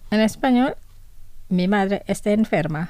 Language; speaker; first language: Spanish; non-native, fluent; Indonesian